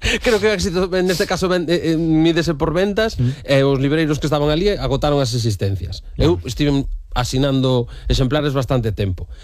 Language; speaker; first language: Galician; native; Galician